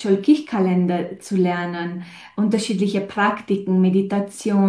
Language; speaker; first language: German; non-native, fluent; Romanian